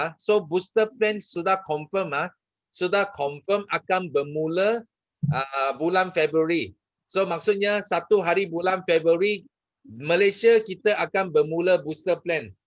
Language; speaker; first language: Malay; non-native, local second language; Chinese